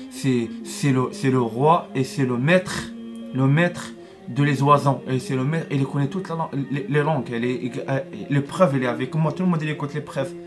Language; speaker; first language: French; non-native, learner; Arabic